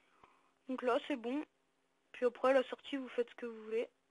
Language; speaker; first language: French; native; French